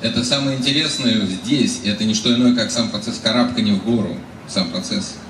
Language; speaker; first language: Russian; native; Russian